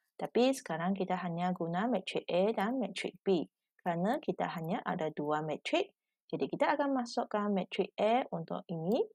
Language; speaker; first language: Malay; non-native, local second language; Chinese